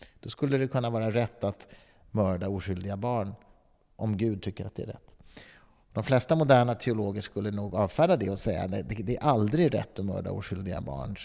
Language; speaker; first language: Swedish; native; Swedish